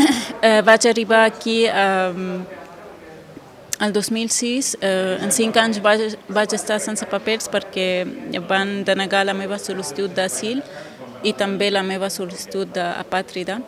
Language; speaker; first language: Catalan; non-native, fluent; Kurdish